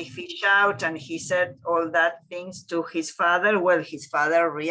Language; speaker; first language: English; non-native, learner; Spanish